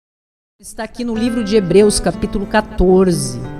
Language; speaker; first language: Portuguese; native; Portuguese